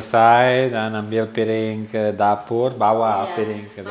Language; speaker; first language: Indonesian; non-native, learner; Catalan